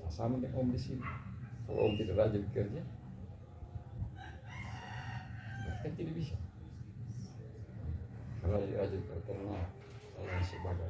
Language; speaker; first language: Indonesian; non-native, local second language; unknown